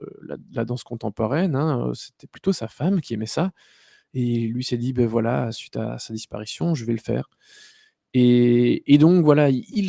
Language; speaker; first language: French; native; French